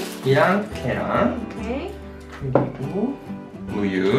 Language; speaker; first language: Korean; non-native, fluent; Japanese